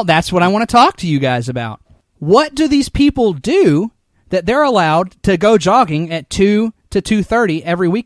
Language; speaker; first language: English; native; English